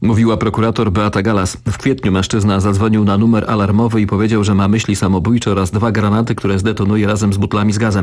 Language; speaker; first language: Polish; native; Polish